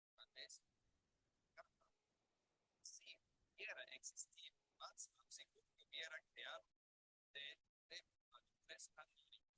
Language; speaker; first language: Spanish; non-native, learner; German